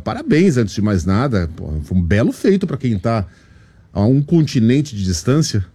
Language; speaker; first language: Portuguese; native; Portuguese